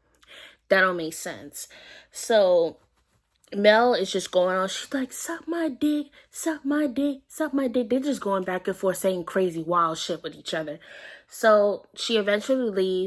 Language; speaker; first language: English; native; English